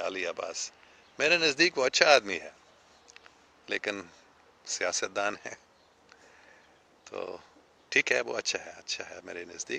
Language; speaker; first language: Hindi; non-native, fluent; English